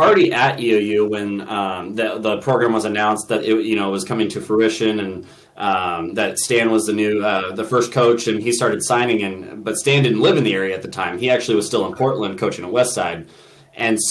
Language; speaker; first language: English; native; English